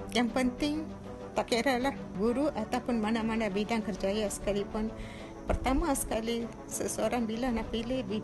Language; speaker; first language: Malay; non-native, local second language; Tamil